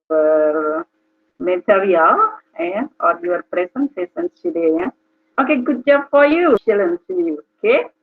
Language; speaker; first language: English; non-native, learner; Indonesian